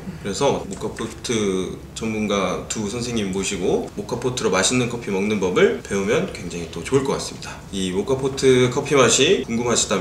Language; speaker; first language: Korean; native; Korean